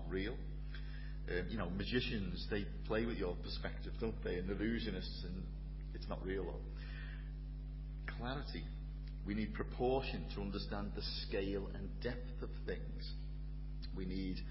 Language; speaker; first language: English; native; English